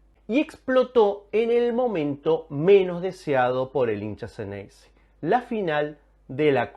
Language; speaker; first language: Spanish; native; Spanish